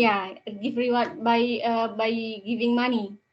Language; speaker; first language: English; non-native, learner; Indonesian